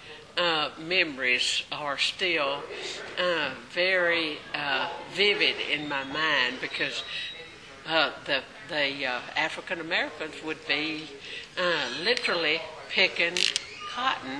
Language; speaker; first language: English; native; English